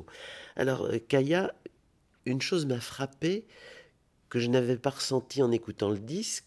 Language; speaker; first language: French; native; French